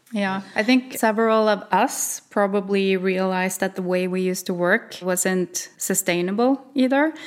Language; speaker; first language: English; non-native, fluent; Norwegian